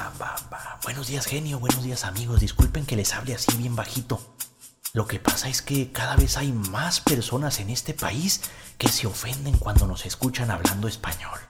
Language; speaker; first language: Spanish; native; Spanish